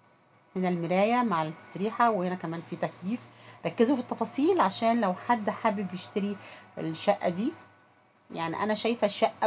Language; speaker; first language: Arabic; native; Arabic